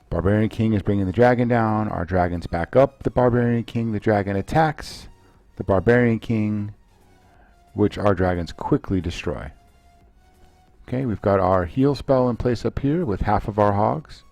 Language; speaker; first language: English; native; English